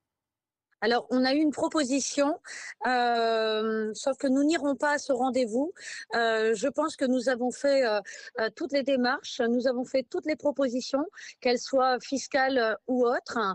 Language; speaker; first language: French; native; French